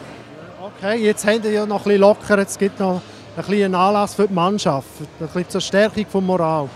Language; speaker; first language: German; native; German